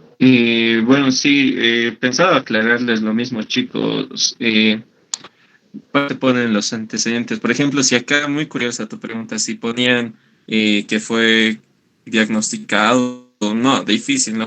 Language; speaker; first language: Spanish; native; Spanish